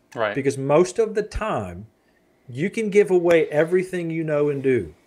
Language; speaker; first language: English; native; English